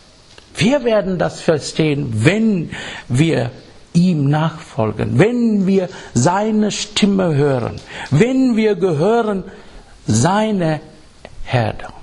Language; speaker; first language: German; non-native, learner; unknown